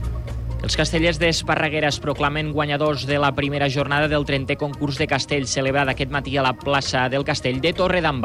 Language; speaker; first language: Catalan; native; Catalan